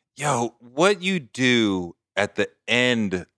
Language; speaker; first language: English; native; English